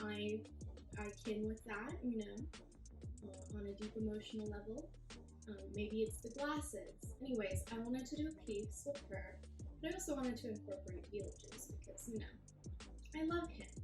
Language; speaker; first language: English; native; English